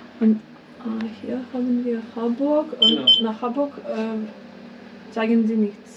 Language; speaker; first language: German; non-native, learner; Ukrainian